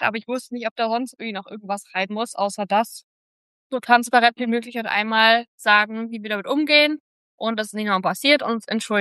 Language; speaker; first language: German; native; German